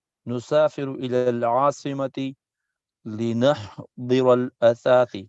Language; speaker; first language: Arabic; non-native, learner; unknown